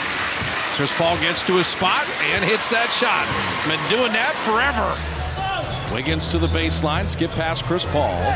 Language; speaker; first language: English; native; English